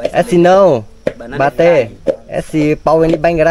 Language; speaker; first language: Portuguese; non-native, learner; Vietnamese